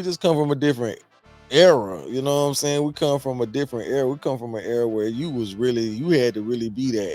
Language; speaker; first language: English; native; English